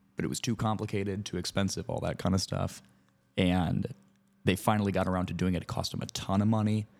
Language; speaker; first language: English; native; English